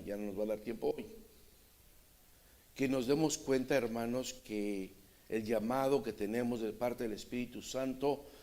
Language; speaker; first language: Spanish; native; Spanish